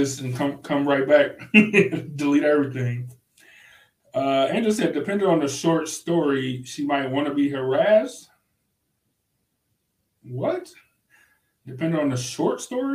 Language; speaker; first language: English; native; English